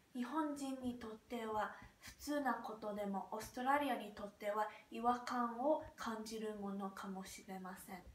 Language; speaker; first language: Japanese; non-native, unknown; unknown